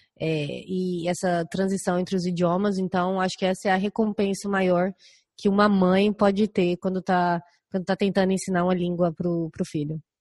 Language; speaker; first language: Portuguese; native; Portuguese